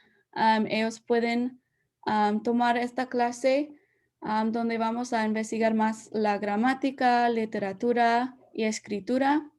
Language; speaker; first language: Spanish; early bilingual, heritage; Spanish